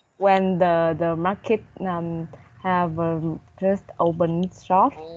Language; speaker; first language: English; non-native, learner; Vietnamese